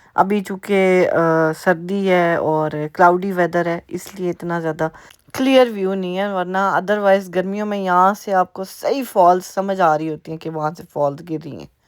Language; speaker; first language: Urdu; native; Urdu